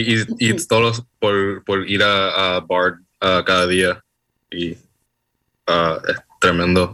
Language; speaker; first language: Spanish; early bilingual, heritage; Spanish